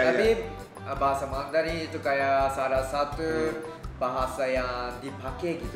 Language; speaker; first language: Indonesian; non-native, fluent; Japanese